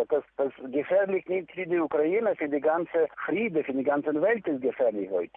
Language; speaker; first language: German; non-native, learner; Ukrainian